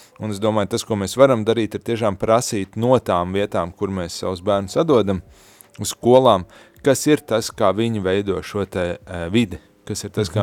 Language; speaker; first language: Latvian; native; Latvian